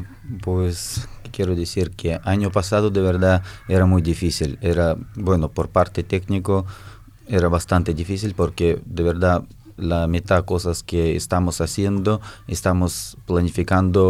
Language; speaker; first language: Spanish; non-native, fluent; Russian